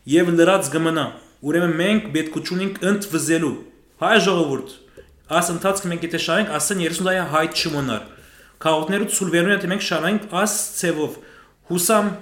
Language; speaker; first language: Armenian; early bilingual, heritage; Armenian